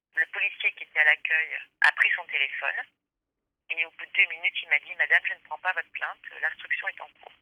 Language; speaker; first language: French; native; French